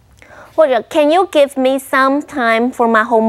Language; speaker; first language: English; non-native, fluent; Chinese